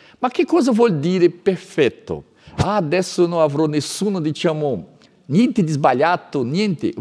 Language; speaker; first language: Italian; non-native, fluent; Portuguese